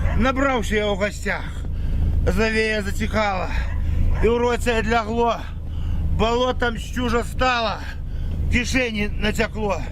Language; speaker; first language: Belarusian; native; Belarusian